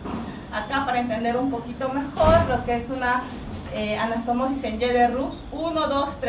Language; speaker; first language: Spanish; native; Spanish